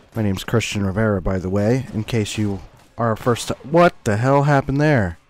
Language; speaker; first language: English; native; English